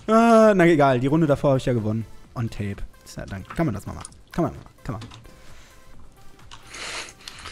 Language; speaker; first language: German; native; German